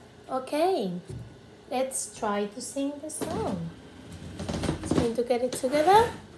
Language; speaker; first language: English; non-native, fluent; Spanish